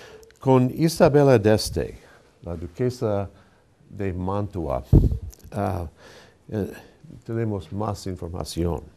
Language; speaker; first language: Spanish; non-native, fluent; English